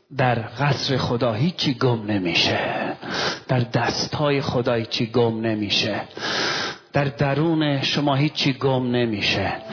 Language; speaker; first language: Persian; non-native, local second language; Armenian